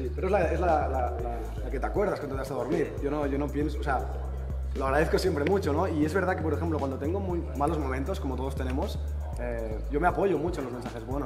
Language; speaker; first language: Spanish; native; Spanish